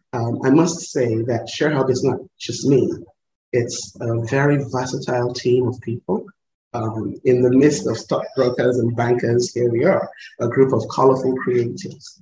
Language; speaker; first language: English; non-native, local second language; Yoruba